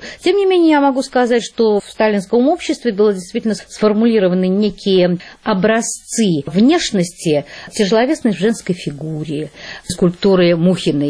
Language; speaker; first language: Russian; native; Russian